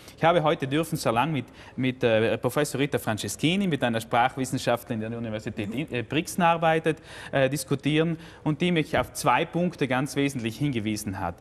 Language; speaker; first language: German; native; German